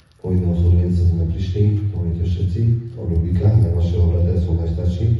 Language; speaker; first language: Slovak; non-native, local second language; Rusyn